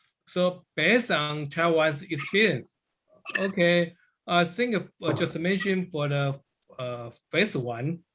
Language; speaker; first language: English; non-native, learner; Chinese